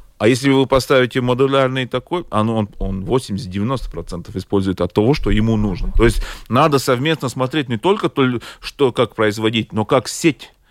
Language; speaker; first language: Russian; non-native, local second language; Latvian